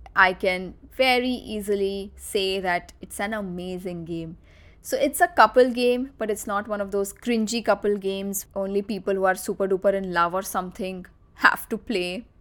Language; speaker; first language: English; non-native, local second language; Marathi